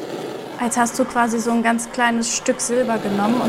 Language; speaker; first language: German; native; German